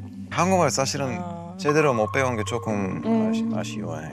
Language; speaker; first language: Korean; non-native, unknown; Bulgarian